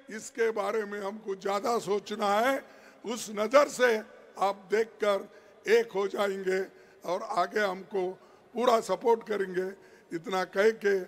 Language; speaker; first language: Hindi; non-native, local second language; Kannada